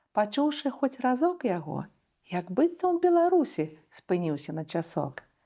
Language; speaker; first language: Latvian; early bilingual, other home language; Belarusian